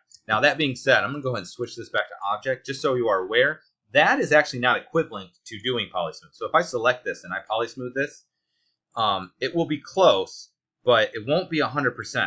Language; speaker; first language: English; native; English